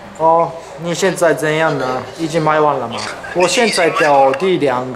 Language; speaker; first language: Chinese; non-native, learner; Japanese